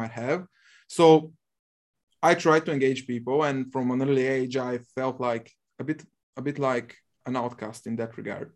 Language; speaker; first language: English; non-native, fluent; Bulgarian